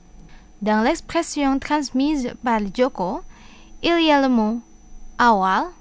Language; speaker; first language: French; non-native, fluent; Indonesian